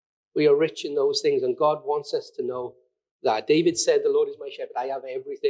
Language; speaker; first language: English; native; English